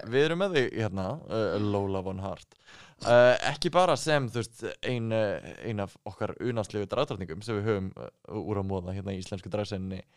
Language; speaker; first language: Icelandic; native; Icelandic